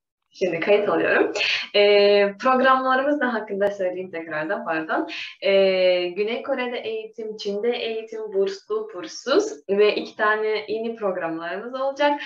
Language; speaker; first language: Turkish; non-native, fluent; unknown